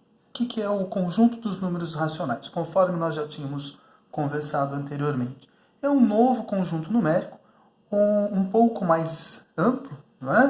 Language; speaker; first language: Portuguese; native; Portuguese